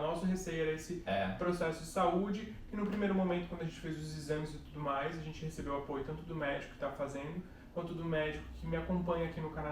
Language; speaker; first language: Portuguese; native; Portuguese